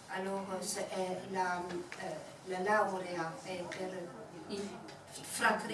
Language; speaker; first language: Italian; non-native, fluent; French